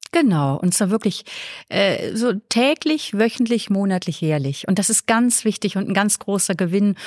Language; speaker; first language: German; native; German